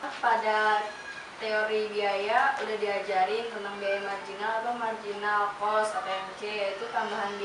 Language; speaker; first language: Indonesian; native; Indonesian